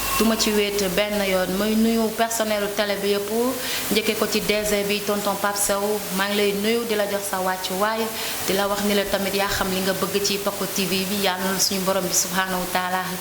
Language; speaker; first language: Wolof; native; Wolof